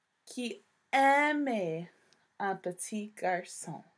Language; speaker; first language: French; non-native, fluent; English